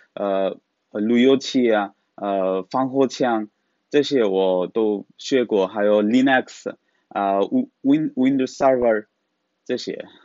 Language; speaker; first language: Chinese; non-native, fluent; Bangla